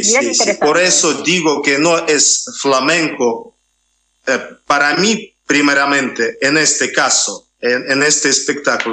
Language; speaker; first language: Spanish; non-native, fluent; Russian